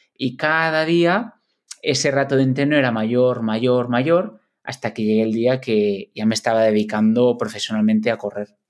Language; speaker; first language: Spanish; non-native, local second language; Catalan